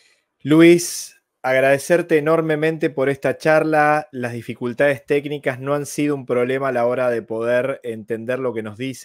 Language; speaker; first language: Spanish; native; Spanish